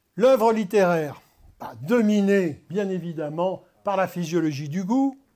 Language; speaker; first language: French; native; French